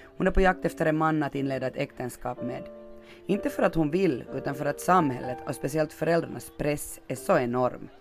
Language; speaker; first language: Swedish; native; Swedish